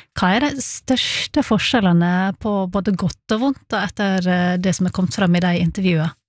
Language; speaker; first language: Norwegian; native; Norwegian